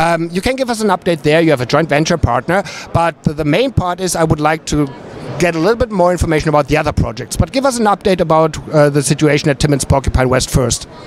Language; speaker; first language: English; non-native, fluent; German